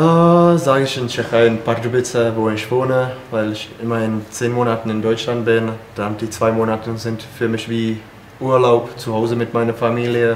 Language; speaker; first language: German; non-native, fluent; Czech